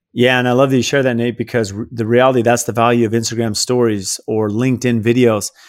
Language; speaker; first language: English; native; English